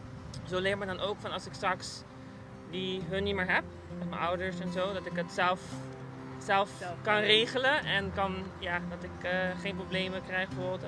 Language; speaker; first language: Dutch; non-native, local second language; Papiamento